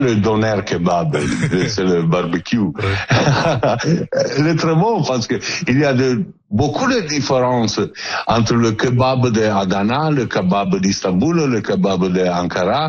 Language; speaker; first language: French; non-native, learner; Italian